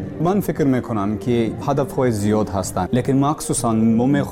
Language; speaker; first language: Persian; non-native, learner; English